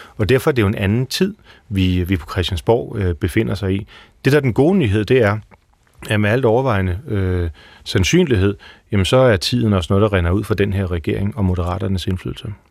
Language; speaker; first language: Danish; native; Danish